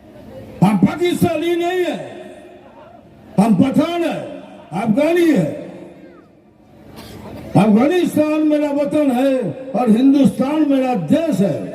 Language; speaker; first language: Hindi; non-native, local second language; Bangla